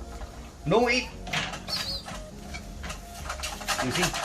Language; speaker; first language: English; non-native, local second language; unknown